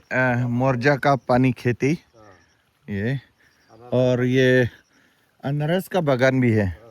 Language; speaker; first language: Hindi; non-native, local second language; Khasi